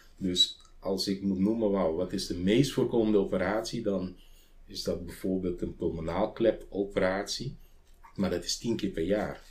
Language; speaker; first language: Dutch; non-native, local second language; Papiamento